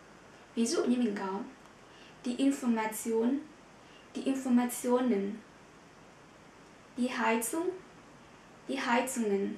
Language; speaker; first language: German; non-native, fluent; Vietnamese